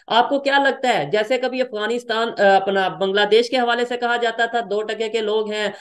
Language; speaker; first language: Hindi; native; Hindi